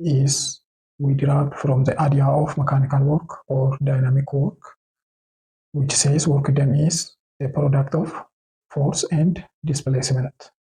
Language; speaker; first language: English; non-native, local second language; Oromo